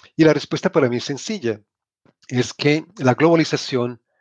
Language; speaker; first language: Spanish; native; Spanish